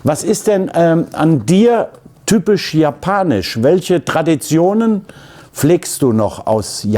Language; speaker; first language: German; native; German